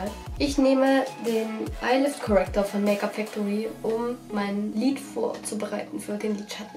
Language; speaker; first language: German; native; German